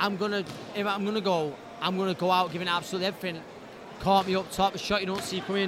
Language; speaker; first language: English; non-native, fluent; Ukrainian